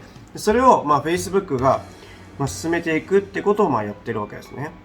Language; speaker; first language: Japanese; native; Japanese